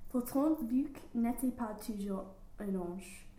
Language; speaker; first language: French; non-native, learner; English